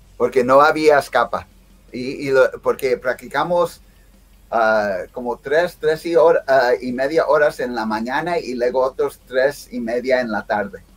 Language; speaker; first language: Spanish; early bilingual, heritage; Spanish